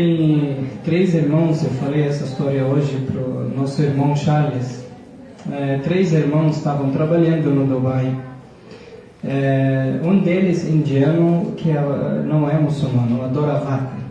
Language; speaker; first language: Portuguese; non-native, fluent; Arabic